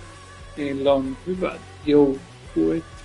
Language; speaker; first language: Finnish; non-native, learner; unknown